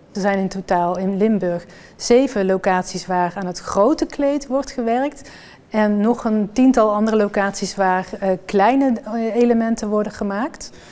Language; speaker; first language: Dutch; native; Dutch